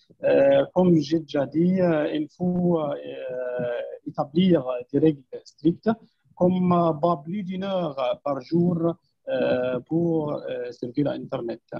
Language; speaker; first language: French; non-native, fluent; Arabic